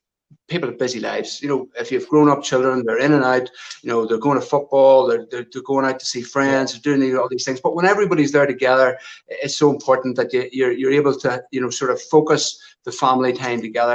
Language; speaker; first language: English; native; English